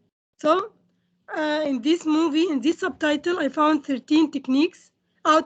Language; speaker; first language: English; non-native, fluent; Indonesian